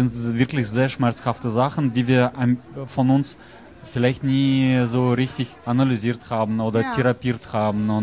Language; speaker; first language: German; non-native, fluent; Russian